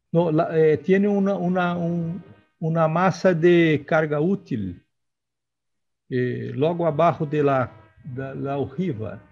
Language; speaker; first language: Spanish; non-native, learner; Portuguese